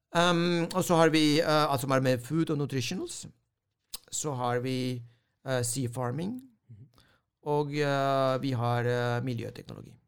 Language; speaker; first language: Norwegian; non-native, fluent; Spanish